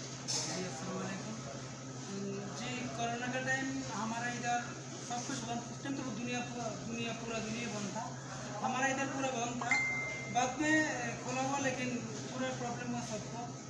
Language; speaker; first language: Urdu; non-native, learner; Bangla